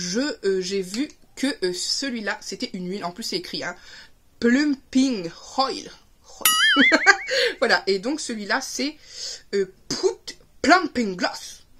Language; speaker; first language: French; native; French